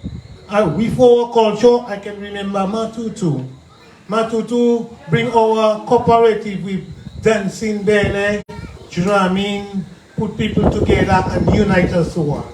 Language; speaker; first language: English; non-native, local second language; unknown